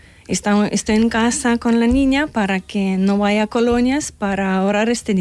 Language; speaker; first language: Spanish; non-native, learner; Ukrainian